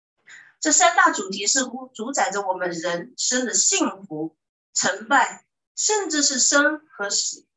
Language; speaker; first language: Chinese; native; Chinese